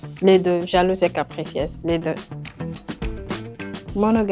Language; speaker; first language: French; non-native, local second language; Wolof